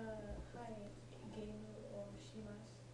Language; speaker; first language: Japanese; non-native, learner; English